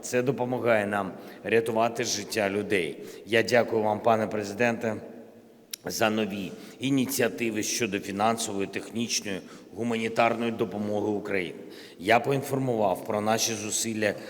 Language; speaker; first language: Ukrainian; non-native, local second language; Russian